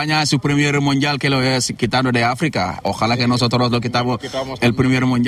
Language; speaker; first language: Spanish; non-native, learner; Wolof